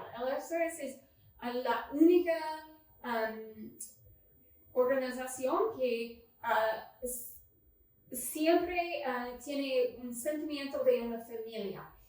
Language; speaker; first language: Spanish; non-native, fluent; English